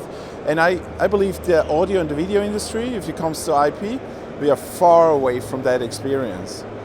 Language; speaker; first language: English; non-native, fluent; German